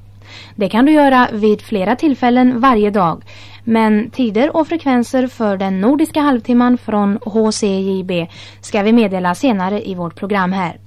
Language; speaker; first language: Swedish; native; Swedish